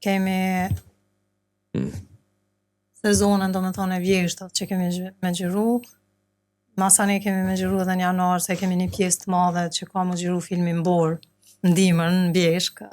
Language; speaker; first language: Albanian; native; Albanian